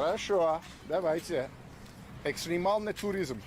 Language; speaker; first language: Russian; non-native, learner; English